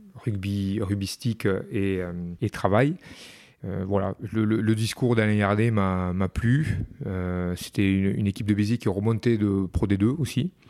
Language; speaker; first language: French; native; French